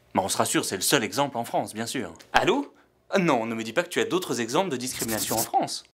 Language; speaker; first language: French; native; French